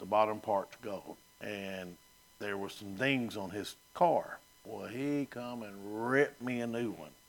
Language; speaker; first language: English; native; English